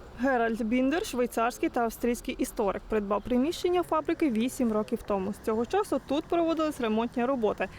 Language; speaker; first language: Ukrainian; native; Ukrainian